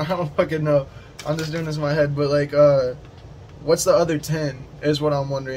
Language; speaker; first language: English; native; English